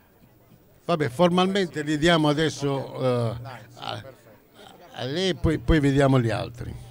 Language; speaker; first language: Italian; native; Italian